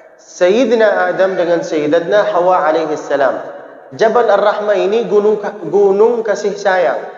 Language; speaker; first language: Malay; early bilingual, heritage; Malay